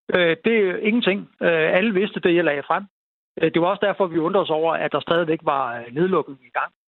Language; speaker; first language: Danish; native; Danish